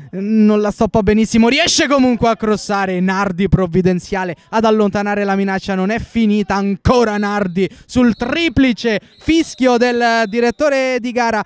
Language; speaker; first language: Italian; native; Italian